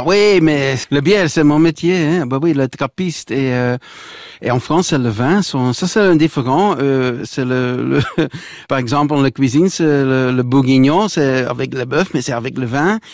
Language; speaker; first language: French; non-native, local second language; Dutch